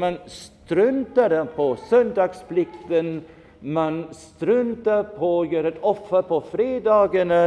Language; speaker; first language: Swedish; non-native, fluent; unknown